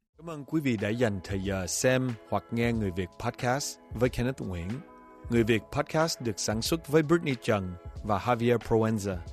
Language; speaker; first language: Vietnamese; early bilingual, heritage; Vietnamese